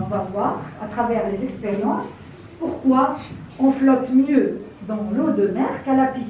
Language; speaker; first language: French; non-native, local second language; Arabic